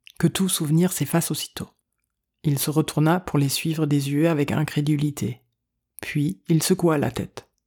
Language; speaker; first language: French; native; French